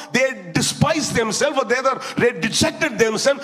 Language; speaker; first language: English; non-native, local second language; Tamil